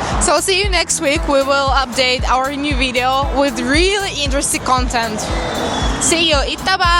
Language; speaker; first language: English; non-native, learner; Russian